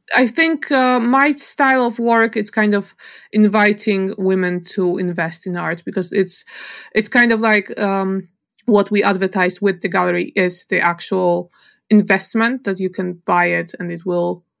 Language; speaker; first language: English; non-native, fluent; Polish